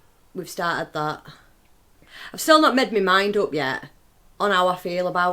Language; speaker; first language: English; native; English